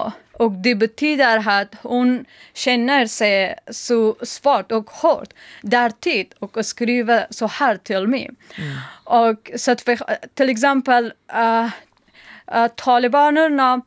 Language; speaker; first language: Swedish; non-native, learner; Persian